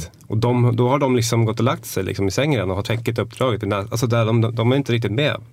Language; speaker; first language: Swedish; native; Swedish